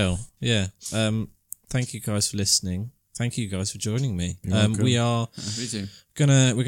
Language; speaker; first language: English; native; English